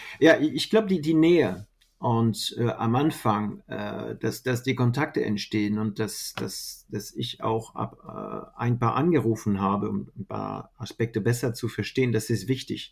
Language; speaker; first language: German; non-native, fluent; French